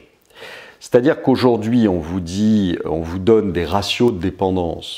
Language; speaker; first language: French; native; French